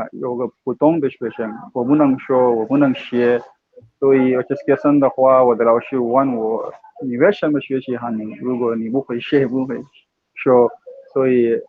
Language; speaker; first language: Chinese; non-native, learner; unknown